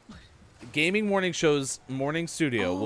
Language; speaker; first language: English; native; English